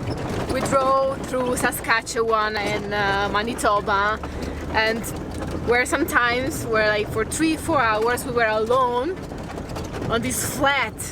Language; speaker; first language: English; non-native, fluent; Italian